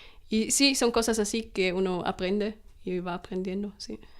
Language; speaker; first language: Spanish; non-native, fluent; German